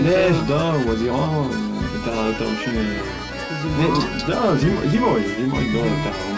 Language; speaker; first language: Russian; non-native, learner; French